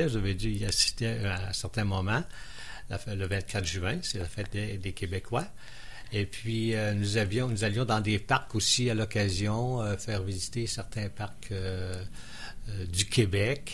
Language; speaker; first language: French; native; French